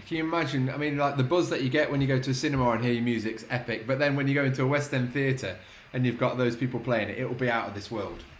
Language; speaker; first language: English; native; English